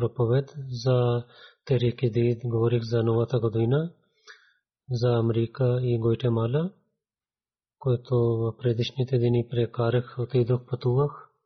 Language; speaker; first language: Bulgarian; non-native, fluent; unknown